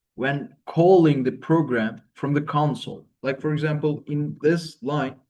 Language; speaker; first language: English; non-native, fluent; Turkish